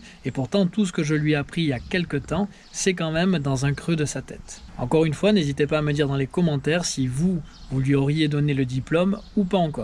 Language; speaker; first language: French; native; French